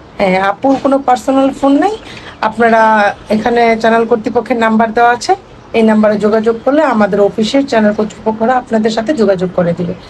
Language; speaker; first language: Bangla; native; Bangla